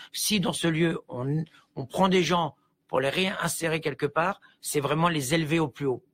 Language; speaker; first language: French; native; French